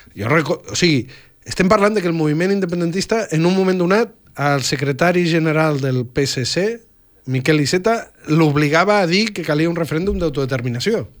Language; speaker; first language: Catalan; native; Catalan